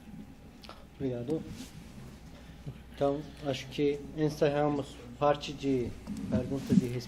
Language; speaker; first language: Portuguese; non-native, fluent; Turkish